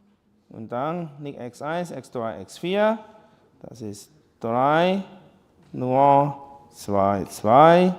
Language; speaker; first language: German; non-native, learner; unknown